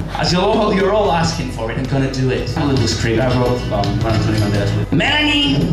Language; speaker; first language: English; non-native, fluent; Spanish